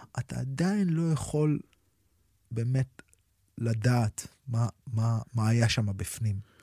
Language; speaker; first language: Hebrew; native; Hebrew